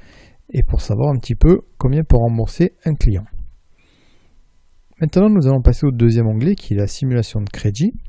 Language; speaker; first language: French; native; French